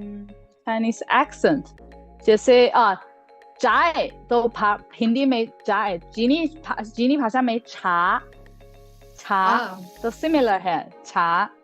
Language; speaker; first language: Hindi; non-native, fluent; Chinese